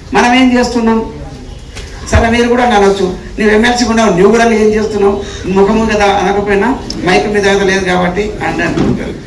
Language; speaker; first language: Telugu; native; Telugu